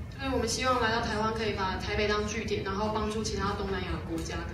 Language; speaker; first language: Chinese; native; Chinese